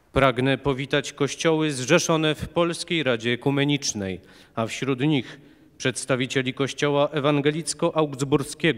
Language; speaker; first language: Polish; native; Polish